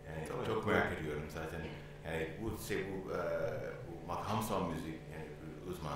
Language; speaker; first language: Turkish; non-native, learner; English